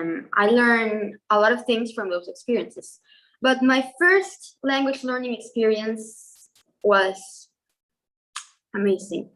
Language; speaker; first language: English; non-native, fluent; Spanish